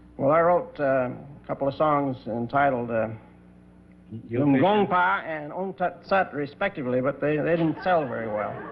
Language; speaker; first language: English; non-native, fluent; Dutch